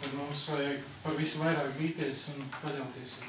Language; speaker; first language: Latvian; native; Latvian